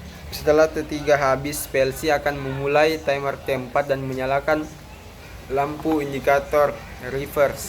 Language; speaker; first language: Indonesian; native; Indonesian